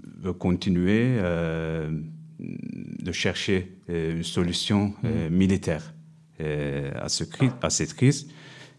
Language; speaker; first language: French; non-native, fluent; Turkish